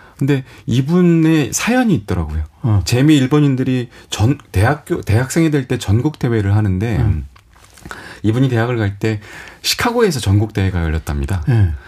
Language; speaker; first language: Korean; native; Korean